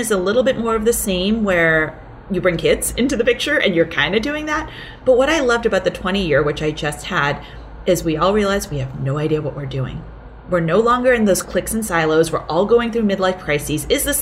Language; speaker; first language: English; early bilingual, other home language; Cantonese